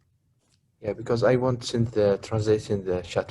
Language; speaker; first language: English; non-native, learner; Arabic